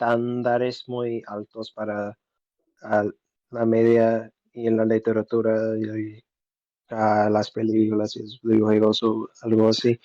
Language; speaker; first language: Spanish; non-native, learner; English